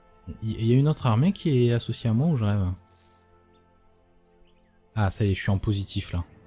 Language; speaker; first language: French; native; French